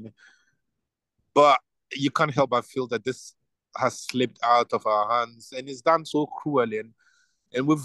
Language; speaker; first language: English; non-native, local second language; Akan